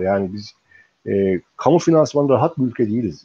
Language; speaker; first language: Turkish; native; Turkish